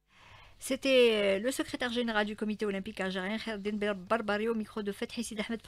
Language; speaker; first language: French; non-native, local second language; Arabic